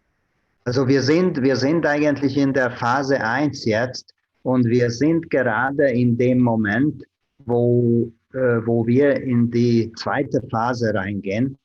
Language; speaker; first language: German; non-native, fluent; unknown